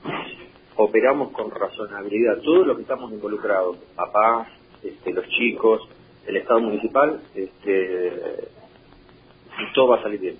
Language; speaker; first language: Spanish; native; Spanish